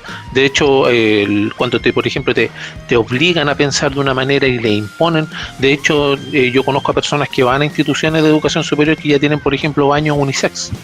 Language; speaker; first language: Spanish; native; Spanish